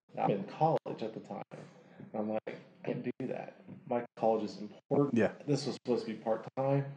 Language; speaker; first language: English; native; English